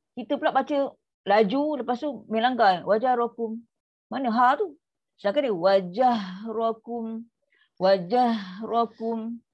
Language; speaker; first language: Malay; native; Malay